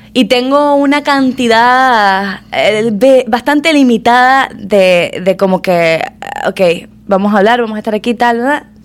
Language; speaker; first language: Spanish; native; Spanish